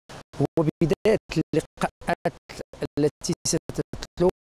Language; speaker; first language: Arabic; native; Arabic